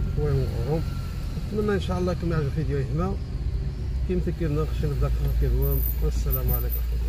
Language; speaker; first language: Arabic; non-native, local second language; Riffian